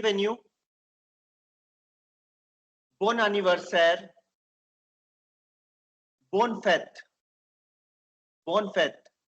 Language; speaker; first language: French; non-native, fluent; Hindi